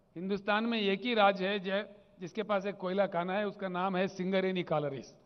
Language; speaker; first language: Hindi; non-native, local second language; Telugu